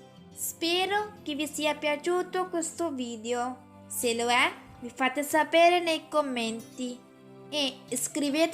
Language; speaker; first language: Italian; non-native, fluent; Urdu